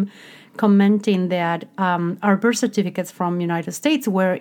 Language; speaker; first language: English; non-native, fluent; Spanish